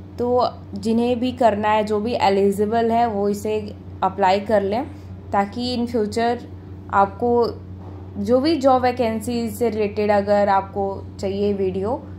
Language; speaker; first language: Hindi; native; Hindi